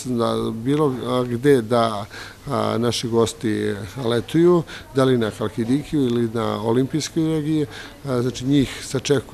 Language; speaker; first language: Croatian; native; Croatian